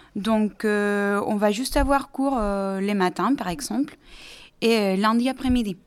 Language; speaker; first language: French; non-native, fluent; Spanish